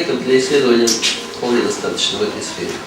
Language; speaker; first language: Russian; native; Russian